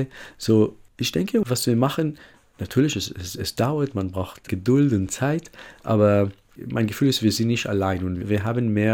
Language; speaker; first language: German; non-native, fluent; Hebrew